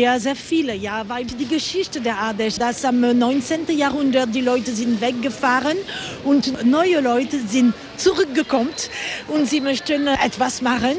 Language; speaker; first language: German; non-native, learner; French